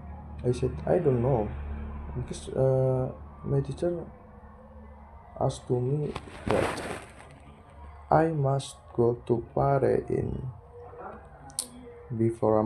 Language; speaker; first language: English; non-native, learner; Indonesian